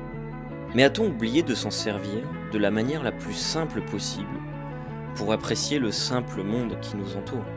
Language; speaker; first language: French; native; French